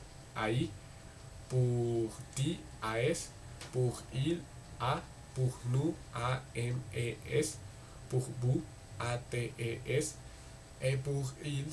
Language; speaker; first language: French; non-native, learner; Spanish